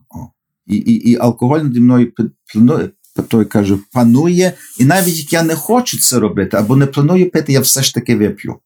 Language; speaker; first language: Ukrainian; early bilingual, heritage; Ukrainian